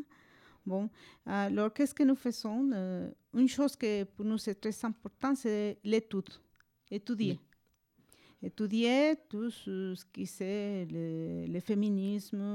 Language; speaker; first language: French; non-native, fluent; Spanish